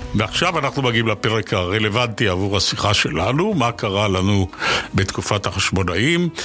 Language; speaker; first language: Hebrew; native; Hebrew